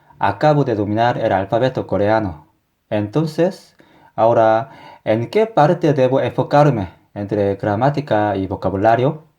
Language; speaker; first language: Spanish; non-native, fluent; Korean